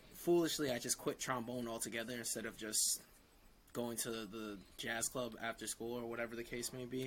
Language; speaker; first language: English; native; English